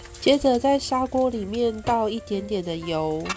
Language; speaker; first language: Chinese; native; Chinese